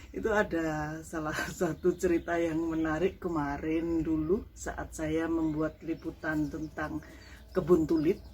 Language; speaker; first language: Indonesian; native; Indonesian